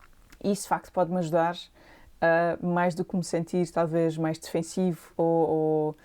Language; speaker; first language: Portuguese; native; Portuguese